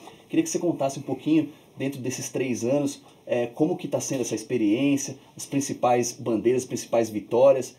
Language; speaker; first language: Portuguese; native; Portuguese